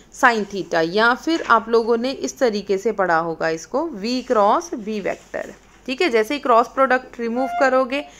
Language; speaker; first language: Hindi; non-native, local second language; Punjabi